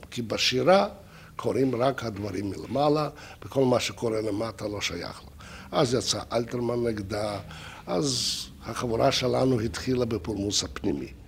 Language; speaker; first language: Hebrew; non-native, fluent; Russian